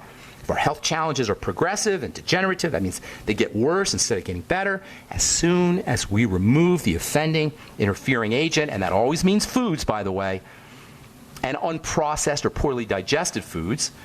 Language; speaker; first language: English; native; English